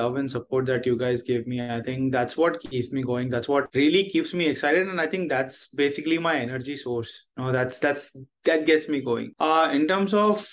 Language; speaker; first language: English; non-native, local second language; Hindi